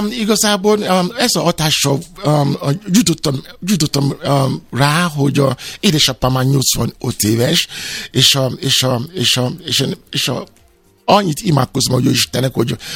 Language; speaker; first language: Hungarian; non-native, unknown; Yoruba